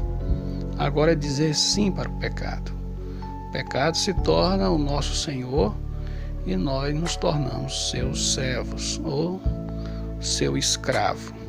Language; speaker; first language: Portuguese; native; Portuguese